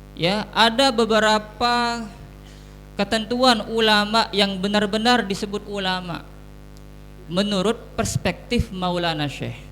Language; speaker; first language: Indonesian; non-native, local second language; Sasak